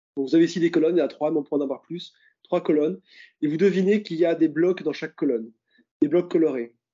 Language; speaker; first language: French; native; French